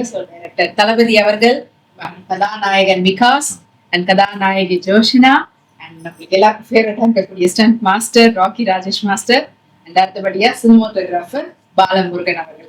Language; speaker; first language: Tamil; native; Tamil